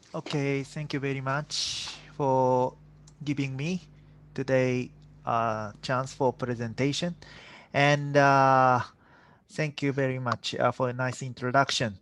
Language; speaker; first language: English; non-native, fluent; Japanese